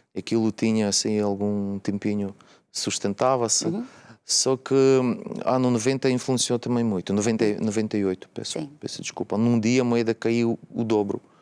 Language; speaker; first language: Portuguese; non-native, fluent; Russian